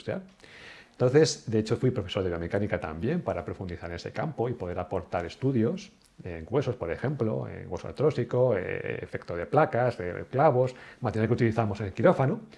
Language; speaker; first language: Spanish; native; Spanish